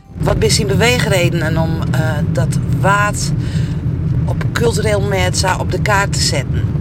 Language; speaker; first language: Dutch; non-native, local second language; Western Frisian